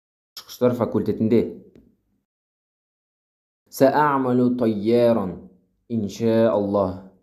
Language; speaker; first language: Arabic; non-native, fluent; Kazakh